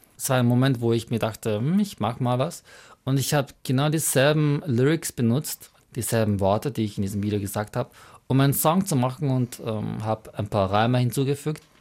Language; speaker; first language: German; early bilingual, other home language; Mongolian